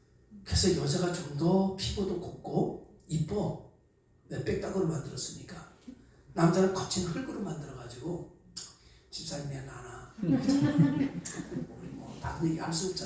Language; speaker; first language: Korean; native; Korean